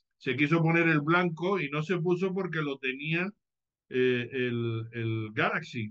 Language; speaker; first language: Spanish; native; Spanish